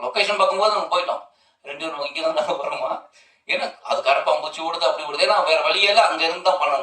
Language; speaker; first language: Tamil; native; Tamil